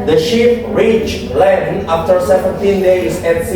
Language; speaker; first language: English; non-native, fluent; Indonesian